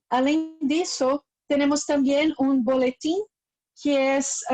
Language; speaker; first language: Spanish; non-native, fluent; Portuguese